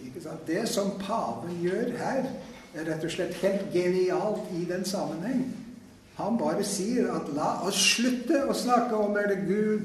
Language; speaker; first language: Norwegian; non-native, fluent; English